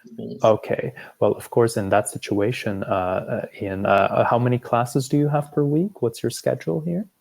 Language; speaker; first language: English; non-native, fluent; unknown